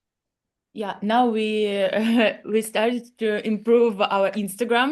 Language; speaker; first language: English; non-native, learner; Russian